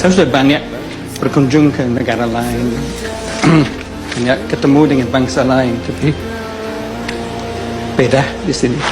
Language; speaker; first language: Indonesian; non-native, fluent; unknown